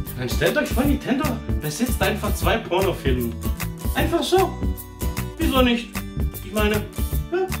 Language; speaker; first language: German; early bilingual, other home language; Portuguese